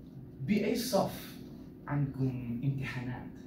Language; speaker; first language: Arabic; non-native, learner; English